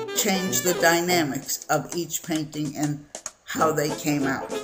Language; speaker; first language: English; native; English